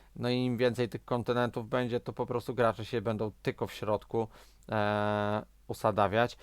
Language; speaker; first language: Polish; native; Polish